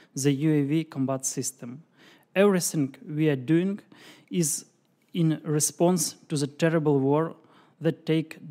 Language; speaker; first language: English; non-native, fluent; Ukrainian